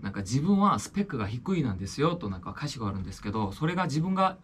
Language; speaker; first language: Japanese; non-native, learner; Korean